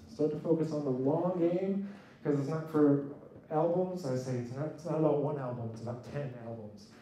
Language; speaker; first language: English; native; English